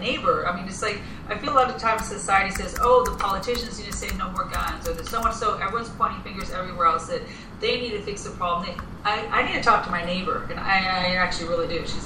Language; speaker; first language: English; non-native, fluent; Spanish